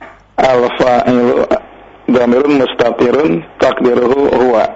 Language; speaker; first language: Arabic; non-native, learner; Indonesian